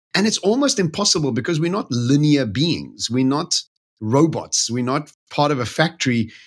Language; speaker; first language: English; native; English